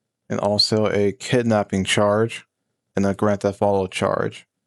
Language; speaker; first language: English; native; English